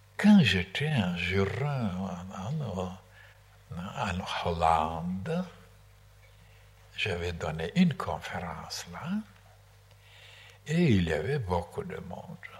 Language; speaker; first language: French; non-native, fluent; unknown